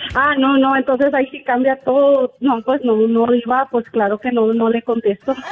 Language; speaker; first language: Spanish; native; Spanish